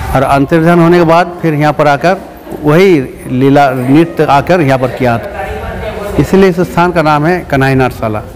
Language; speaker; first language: Hindi; non-native, local second language; Bangla